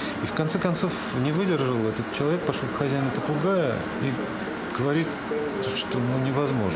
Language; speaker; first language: Russian; native; Russian